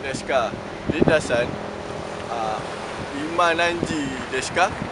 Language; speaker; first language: Japanese; non-native, learner; Malay